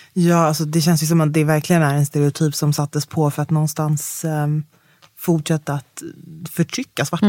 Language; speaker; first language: Swedish; native; Swedish